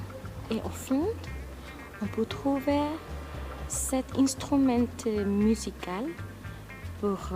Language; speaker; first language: French; non-native, learner; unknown